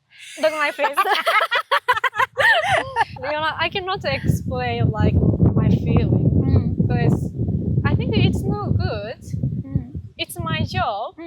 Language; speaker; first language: English; non-native, learner; Japanese